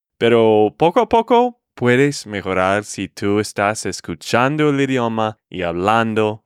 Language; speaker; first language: Spanish; non-native, learner; English